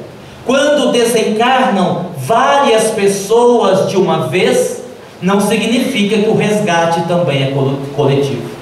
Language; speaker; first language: Portuguese; native; Portuguese